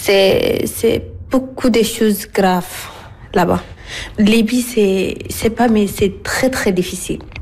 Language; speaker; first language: French; non-native, learner; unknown